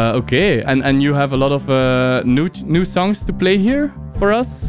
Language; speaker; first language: English; non-native, fluent; Dutch